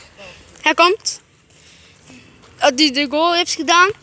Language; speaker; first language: Dutch; non-native, local second language; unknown